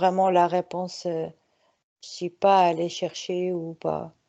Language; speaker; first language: French; non-native, fluent; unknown